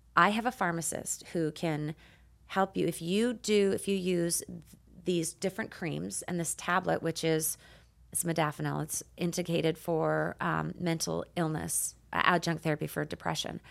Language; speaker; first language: English; native; English